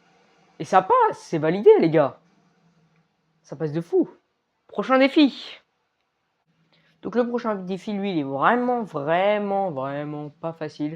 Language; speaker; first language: French; native; French